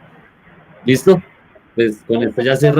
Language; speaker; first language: Spanish; native; Spanish